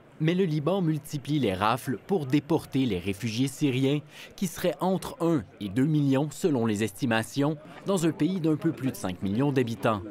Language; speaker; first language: French; native; French